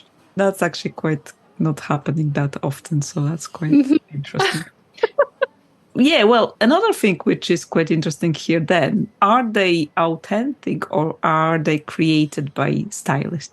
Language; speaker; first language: English; non-native, fluent; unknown